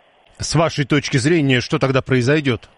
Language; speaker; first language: Russian; native; Russian